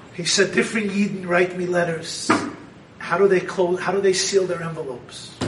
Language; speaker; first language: English; native; English